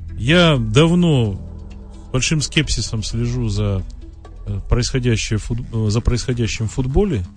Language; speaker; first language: Russian; native; Russian